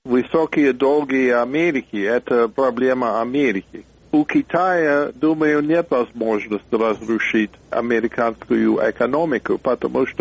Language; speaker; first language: Russian; non-native, fluent; English